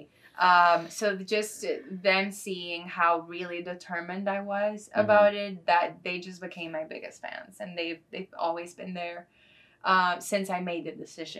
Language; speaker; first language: English; non-native, fluent; Spanish